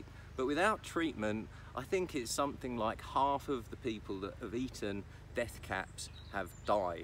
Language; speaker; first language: English; native; English